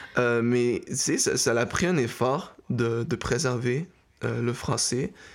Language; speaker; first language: French; early bilingual, heritage; French